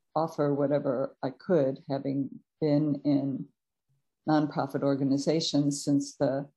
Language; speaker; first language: English; native; English